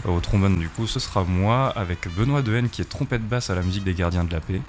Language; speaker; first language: French; native; French